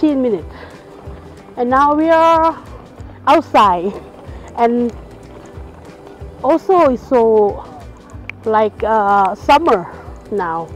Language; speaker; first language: English; non-native, learner; Thai